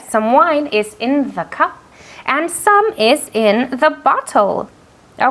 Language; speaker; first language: English; non-native, fluent; Spanish